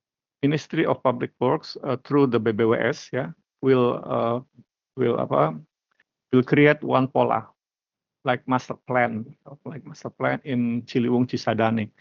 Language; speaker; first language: English; non-native, learner; Indonesian